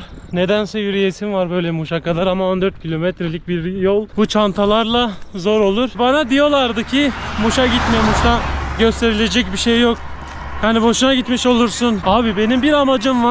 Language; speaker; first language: Turkish; native; Turkish